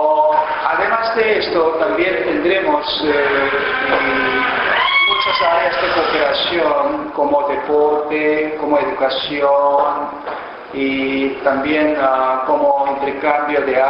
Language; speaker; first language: Spanish; non-native, fluent; Korean